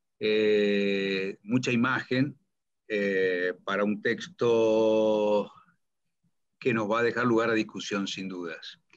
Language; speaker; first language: Spanish; native; Spanish